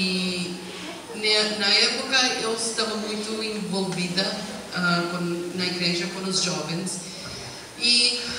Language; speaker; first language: Portuguese; non-native, learner; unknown